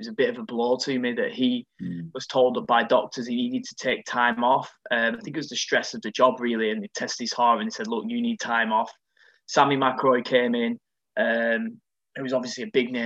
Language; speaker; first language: English; native; English